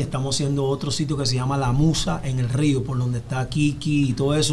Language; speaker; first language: Spanish; early bilingual, heritage; Spanish